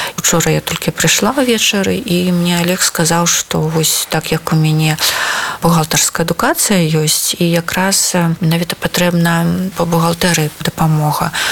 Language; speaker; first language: Belarusian; non-native, local second language; Russian